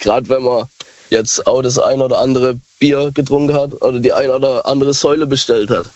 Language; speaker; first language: German; native; German